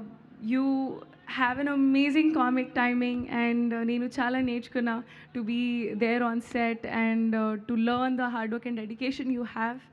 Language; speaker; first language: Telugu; non-native, local second language; Hindi